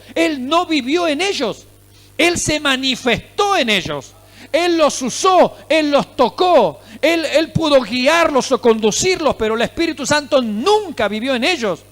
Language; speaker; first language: Spanish; native; Spanish